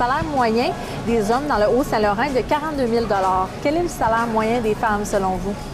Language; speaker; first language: French; native; French